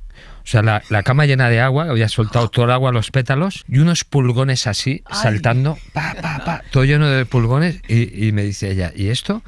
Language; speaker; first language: Spanish; native; Spanish